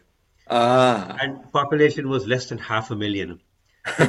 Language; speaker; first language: English; non-native, local second language; Urdu